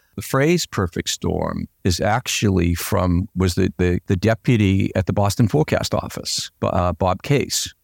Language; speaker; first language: English; native; English